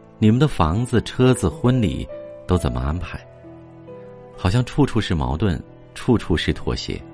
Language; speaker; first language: Chinese; native; Chinese